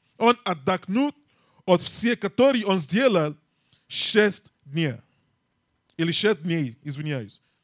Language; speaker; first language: Russian; non-native, learner; English